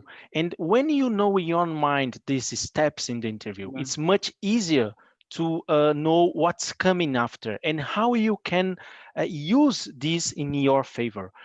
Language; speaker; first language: English; non-native, fluent; Portuguese